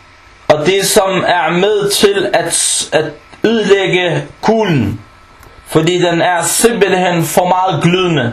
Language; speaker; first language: Danish; non-native, fluent; Arabic